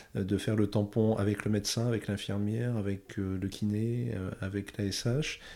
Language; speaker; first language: French; native; French